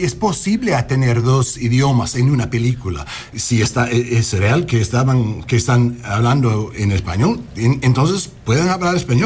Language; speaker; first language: Spanish; early bilingual, heritage; English